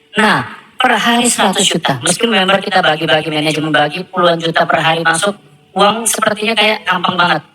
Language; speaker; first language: Indonesian; non-native, fluent; Korean